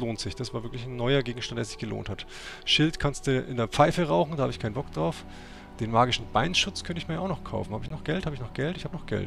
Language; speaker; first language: German; native; German